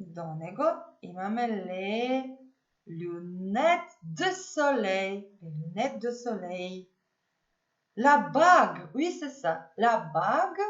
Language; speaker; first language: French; non-native, fluent; Macedonian